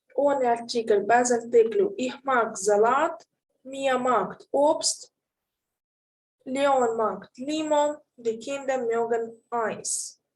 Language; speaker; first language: German; non-native, fluent; Ukrainian